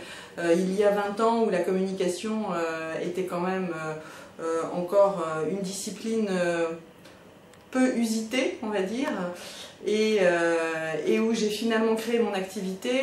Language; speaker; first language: French; native; French